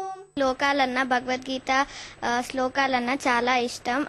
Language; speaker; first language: Telugu; native; Telugu